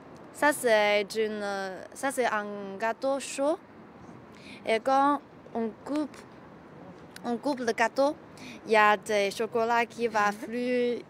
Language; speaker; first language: French; non-native, learner; Chinese